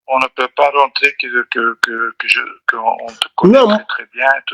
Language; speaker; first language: French; non-native, local second language; Dutch